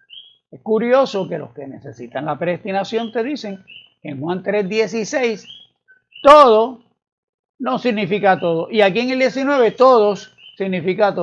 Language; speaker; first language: Spanish; native; Spanish